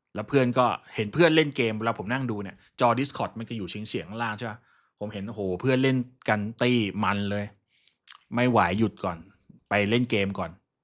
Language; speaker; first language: Thai; native; Thai